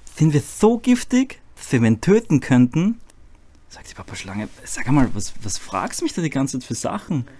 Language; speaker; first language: German; early bilingual, other home language; Croatian